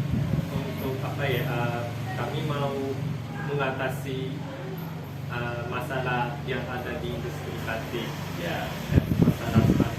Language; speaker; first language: Indonesian; non-native, fluent; Japanese